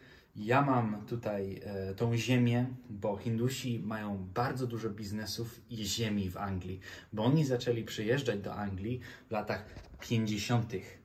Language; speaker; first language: Polish; early bilingual, heritage; Polish